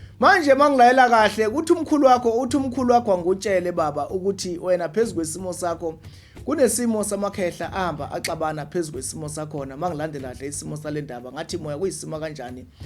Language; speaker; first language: Zulu; native; Zulu